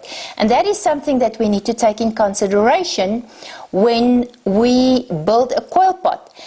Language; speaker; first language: English; non-native, local second language; Afrikaans